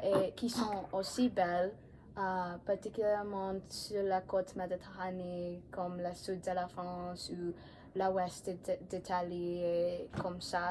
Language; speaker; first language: French; non-native, learner; English